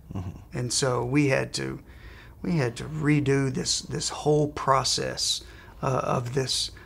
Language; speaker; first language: English; native; English